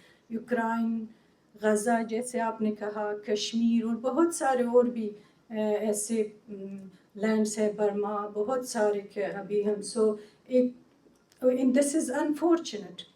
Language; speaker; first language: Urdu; non-native, fluent; Persian